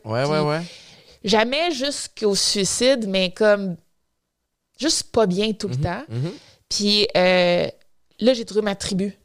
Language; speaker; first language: French; native; French